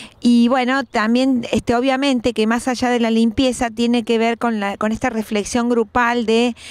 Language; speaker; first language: Spanish; native; Spanish